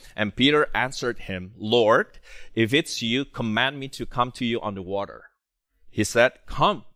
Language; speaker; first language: English; non-native, fluent; Indonesian